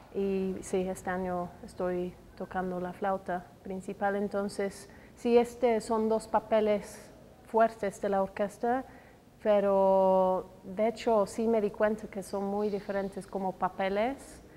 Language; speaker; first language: Spanish; non-native, fluent; English